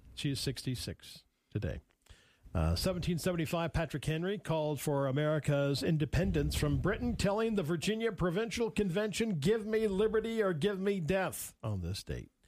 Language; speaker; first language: English; native; English